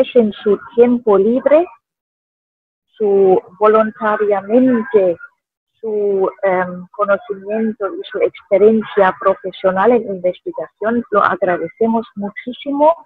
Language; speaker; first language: Spanish; non-native, fluent; German